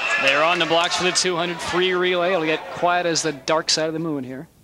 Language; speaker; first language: English; native; English